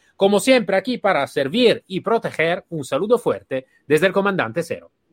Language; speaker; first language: Spanish; non-native, fluent; Italian